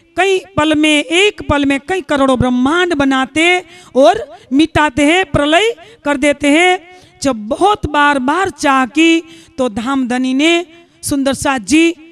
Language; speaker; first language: Hindi; non-native, local second language; Gujarati